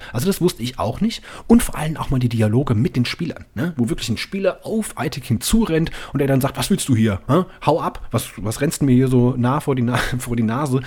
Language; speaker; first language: German; native; German